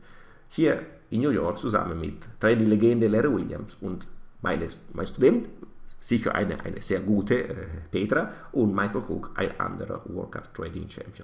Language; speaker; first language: German; non-native, fluent; Italian